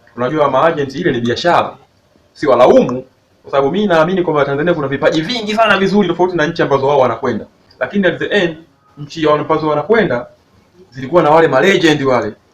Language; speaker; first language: Swahili; native; Swahili